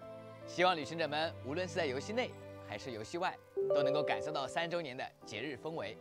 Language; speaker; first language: Chinese; native; Chinese